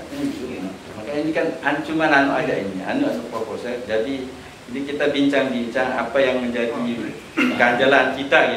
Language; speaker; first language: Indonesian; non-native, local second language; Sasak